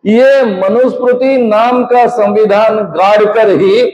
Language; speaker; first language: Hindi; non-native, local second language; Marathi